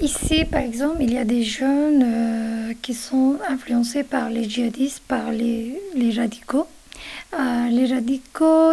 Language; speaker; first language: French; non-native, fluent; Kurdish